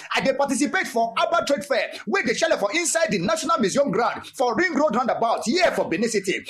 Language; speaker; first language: Nigerian Pidgin; non-native, local second language; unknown